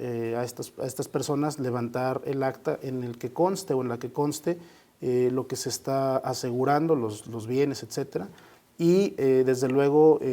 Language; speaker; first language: Spanish; native; Spanish